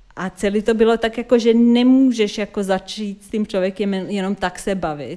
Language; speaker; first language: Czech; non-native, fluent; Serbian